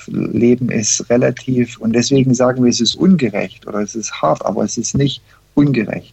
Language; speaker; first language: German; early bilingual, heritage; German